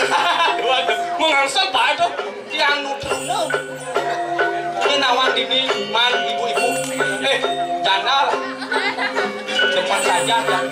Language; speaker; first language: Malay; non-native, local second language; Balinese